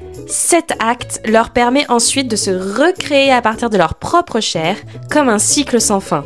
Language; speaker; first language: French; native; French